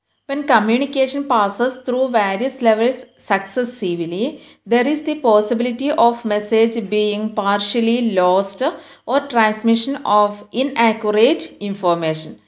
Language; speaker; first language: English; non-native, local second language; Malayalam